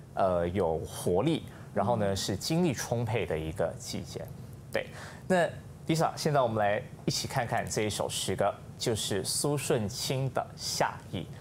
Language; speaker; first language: Chinese; native; Chinese